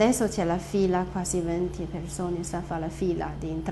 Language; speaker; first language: Italian; non-native, learner; Chinese